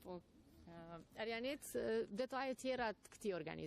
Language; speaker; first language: Albanian; native; Albanian